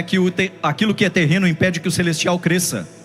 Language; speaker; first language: Portuguese; native; Portuguese